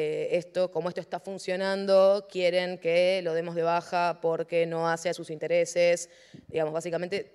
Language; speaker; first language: Spanish; native; Spanish